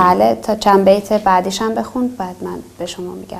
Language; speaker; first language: Persian; native; Persian